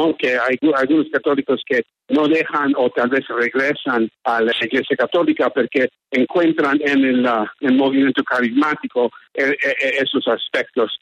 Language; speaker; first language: Spanish; early bilingual, heritage; English